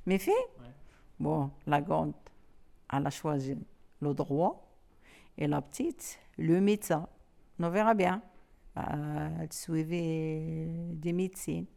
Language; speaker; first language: French; non-native, learner; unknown